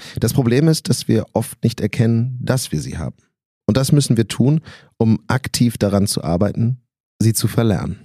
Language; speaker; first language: German; native; German